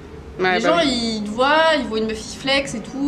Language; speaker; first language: French; native; French